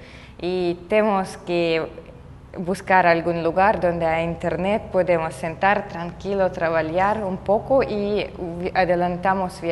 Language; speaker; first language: Portuguese; non-native, learner; Russian